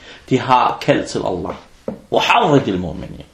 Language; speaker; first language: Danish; early bilingual, other home language; Arabic